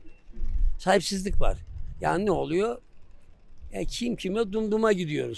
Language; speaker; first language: Turkish; native; Turkish